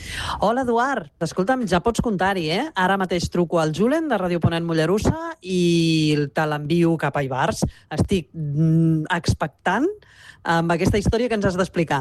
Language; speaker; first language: Catalan; native; Catalan